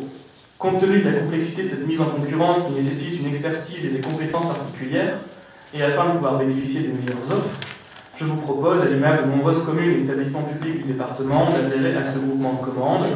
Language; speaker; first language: French; native; French